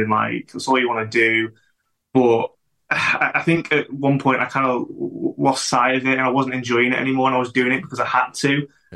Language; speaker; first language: English; native; English